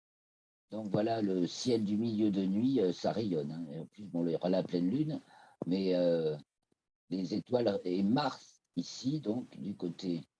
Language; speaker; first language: French; native; French